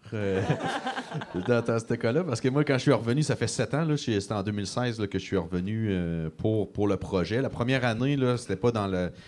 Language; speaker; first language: French; native; French